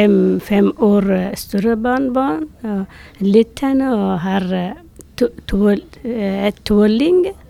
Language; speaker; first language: Swedish; non-native, learner; Persian